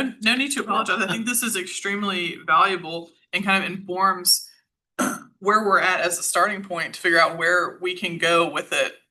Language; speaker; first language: English; native; English